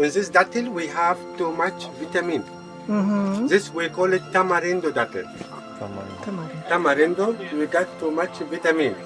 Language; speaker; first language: English; non-native, learner; Arabic